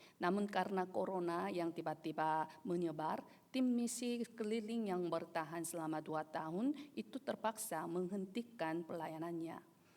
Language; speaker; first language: Indonesian; non-native, fluent; Korean